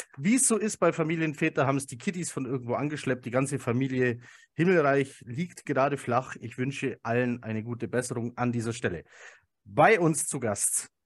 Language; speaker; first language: German; native; German